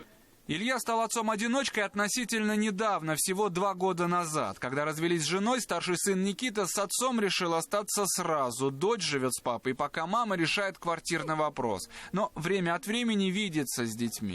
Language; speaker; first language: Russian; native; Russian